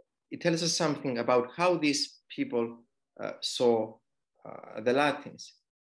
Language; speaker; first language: English; non-native, fluent; Greek